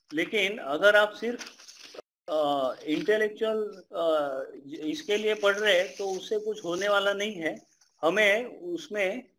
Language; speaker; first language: Hindi; non-native, fluent; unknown